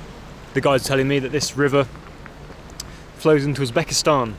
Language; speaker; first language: English; native; English